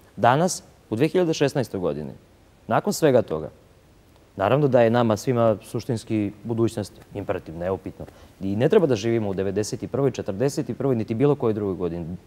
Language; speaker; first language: Serbian; native; Serbian